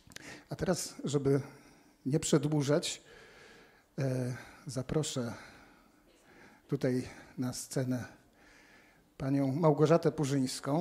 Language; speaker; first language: Polish; native; Polish